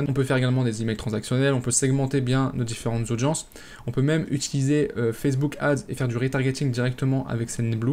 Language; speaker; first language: French; native; French